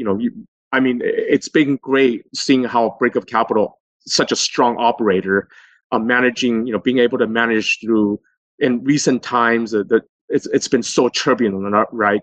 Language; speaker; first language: English; native; English